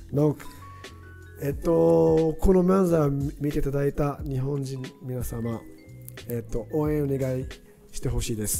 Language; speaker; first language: Japanese; non-native, fluent; Arabic